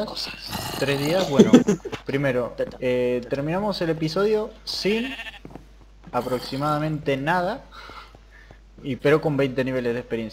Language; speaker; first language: Spanish; native; Spanish